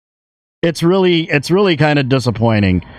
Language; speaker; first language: English; native; English